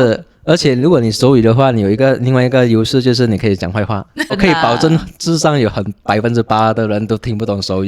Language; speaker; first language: Chinese; non-native, local second language; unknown